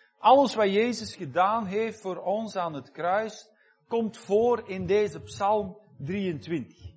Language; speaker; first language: Dutch; native; Dutch